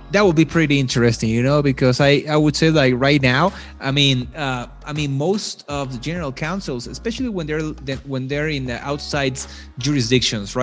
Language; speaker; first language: English; non-native, fluent; Spanish